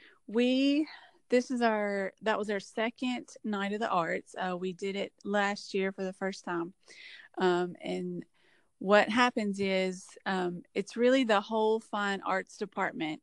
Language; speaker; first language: English; native; English